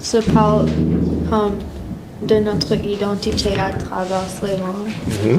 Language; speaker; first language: French; non-native, local second language; Chinese